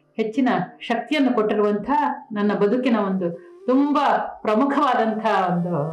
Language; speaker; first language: Kannada; native; Kannada